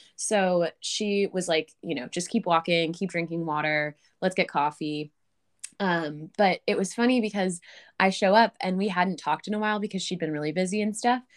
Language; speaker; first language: English; native; English